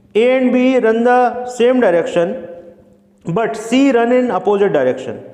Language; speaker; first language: English; non-native, local second language; Hindi